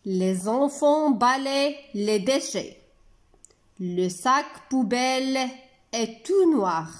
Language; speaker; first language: French; non-native, local second language; Arabic